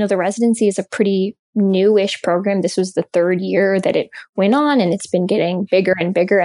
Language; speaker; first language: English; native; English